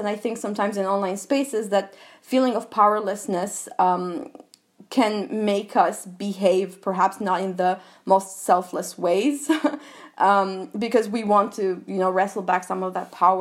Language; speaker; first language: English; non-native, fluent; Albanian